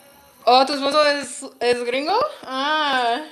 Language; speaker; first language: Spanish; non-native, learner; English